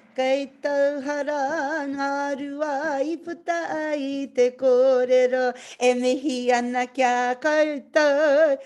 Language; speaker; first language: Māori; non-native, local second language; English